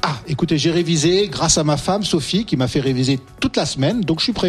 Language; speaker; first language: French; native; French